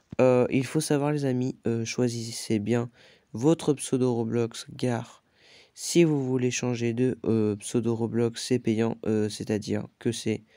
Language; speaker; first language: French; native; French